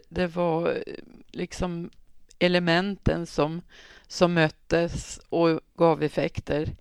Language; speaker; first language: Swedish; native; Swedish